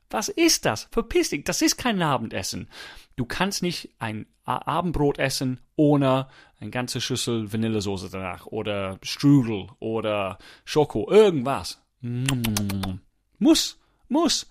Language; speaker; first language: German; non-native, fluent; English